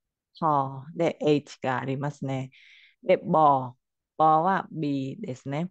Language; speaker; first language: Japanese; non-native, fluent; Khmer